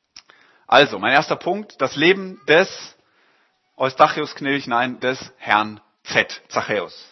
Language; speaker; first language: German; native; German